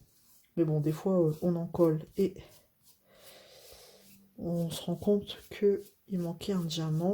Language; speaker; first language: French; native; French